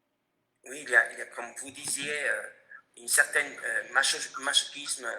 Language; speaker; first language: French; non-native, fluent; Spanish